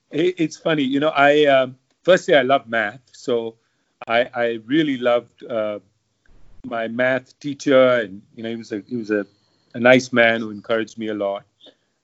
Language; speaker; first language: English; non-native, local second language; Hindi